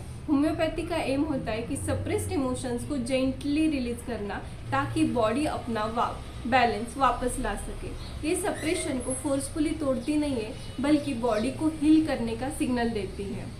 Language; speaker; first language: Hindi; non-native, local second language; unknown